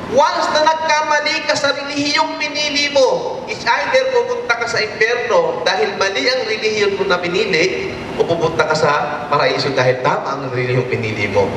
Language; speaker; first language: Filipino; non-native, local second language; Waray